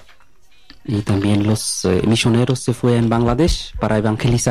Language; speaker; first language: Spanish; non-native, learner; Bangla